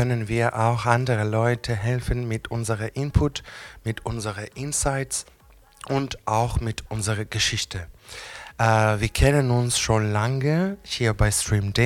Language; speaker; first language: German; non-native, fluent; Greek